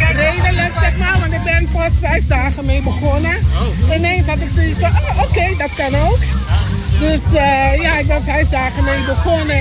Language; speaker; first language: Dutch; non-native, local second language; Papiamento